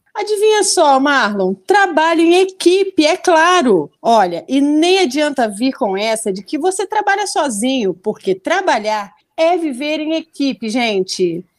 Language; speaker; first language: Portuguese; native; Portuguese